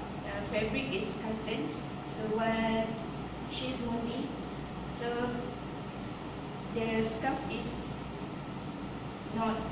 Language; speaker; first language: English; non-native, local second language; Malay